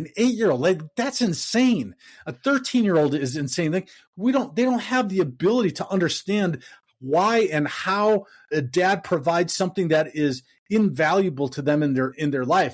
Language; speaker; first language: English; native; English